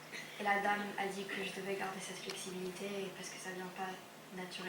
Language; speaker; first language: French; non-native, local second language; English